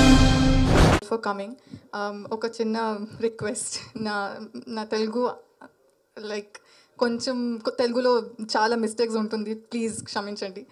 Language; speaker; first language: Telugu; non-native, learner; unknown